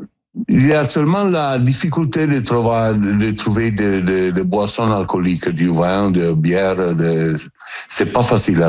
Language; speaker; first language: French; non-native, learner; Italian